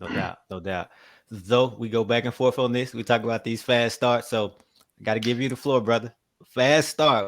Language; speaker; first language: English; native; English